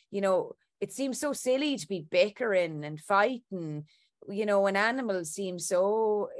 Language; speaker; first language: English; native; English